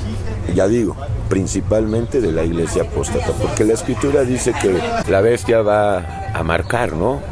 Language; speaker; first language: Spanish; native; Spanish